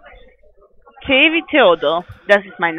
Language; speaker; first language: German; non-native, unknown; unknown